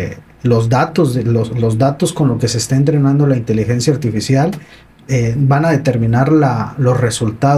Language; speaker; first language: Spanish; native; Spanish